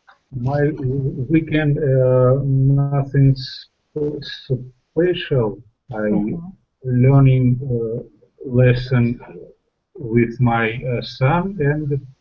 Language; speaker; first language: English; non-native, learner; Russian